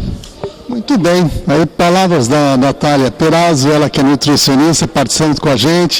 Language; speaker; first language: Portuguese; native; Portuguese